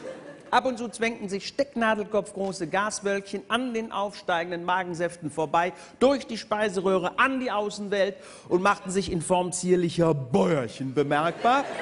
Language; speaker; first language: German; native; German